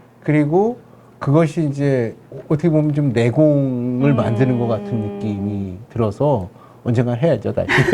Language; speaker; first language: Korean; native; Korean